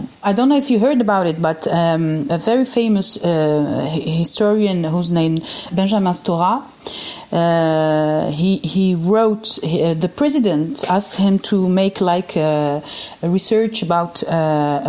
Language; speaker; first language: English; non-native, fluent; Arabic